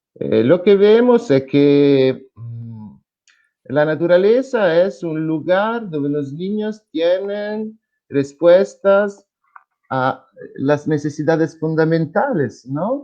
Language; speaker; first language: Spanish; non-native, fluent; Italian